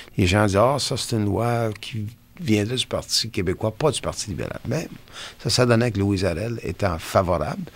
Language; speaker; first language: French; non-native, local second language; English